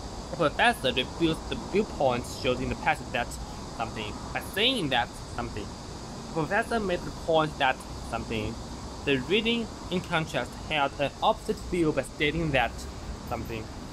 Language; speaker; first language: English; non-native, fluent; Chinese